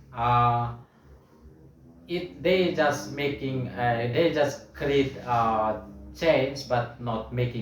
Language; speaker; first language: English; non-native, learner; Indonesian